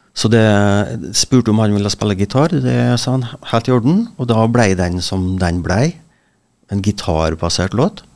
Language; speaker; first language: Norwegian; native; Norwegian